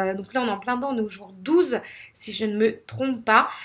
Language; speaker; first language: French; native; French